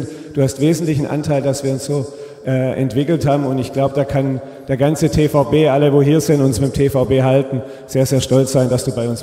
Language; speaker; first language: German; native; German